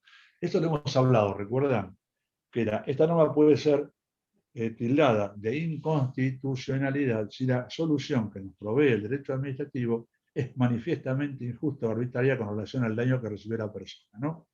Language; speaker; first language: Spanish; native; Spanish